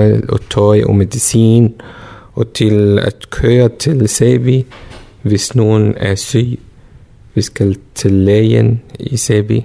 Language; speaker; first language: Danish; non-native, learner; Arabic